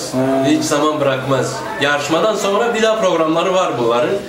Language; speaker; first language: Turkish; non-native, fluent; Turkmen